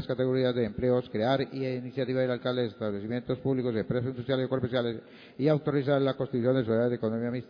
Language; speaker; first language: Spanish; native; Spanish